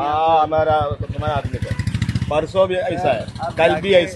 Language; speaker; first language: Hindi; non-native, local second language; Malayalam